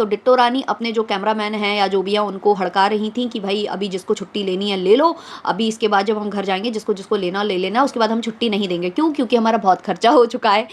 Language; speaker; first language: Hindi; native; Hindi